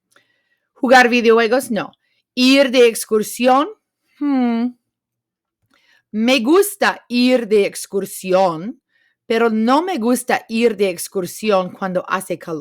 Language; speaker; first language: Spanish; non-native, fluent; English